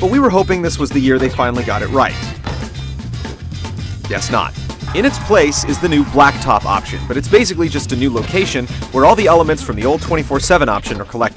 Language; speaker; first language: English; native; English